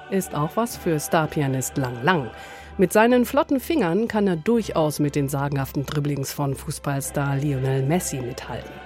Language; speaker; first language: German; native; German